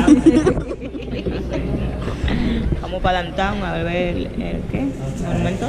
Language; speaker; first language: Spanish; native; Spanish